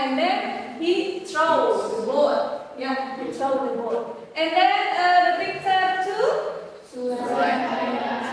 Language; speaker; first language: English; non-native, learner; Indonesian